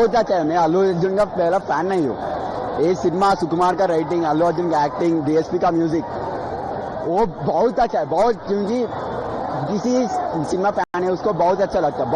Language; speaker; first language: Hindi; non-native, local second language; Telugu